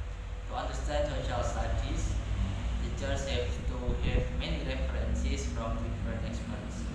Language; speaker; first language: English; non-native, learner; Indonesian